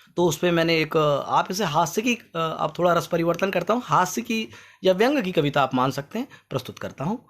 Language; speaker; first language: Hindi; native; Hindi